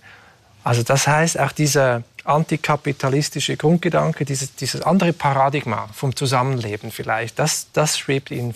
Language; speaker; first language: German; native; German